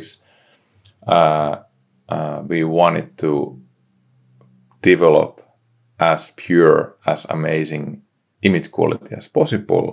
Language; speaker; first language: English; non-native, fluent; Finnish